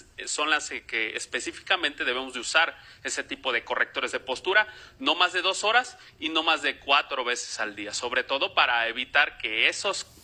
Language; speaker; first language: Spanish; native; Spanish